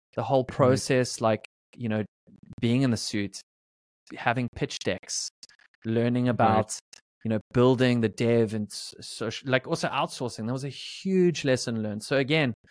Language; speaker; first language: English; native; English